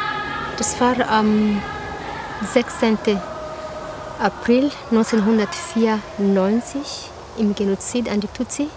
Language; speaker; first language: German; non-native, learner; Kinyarwanda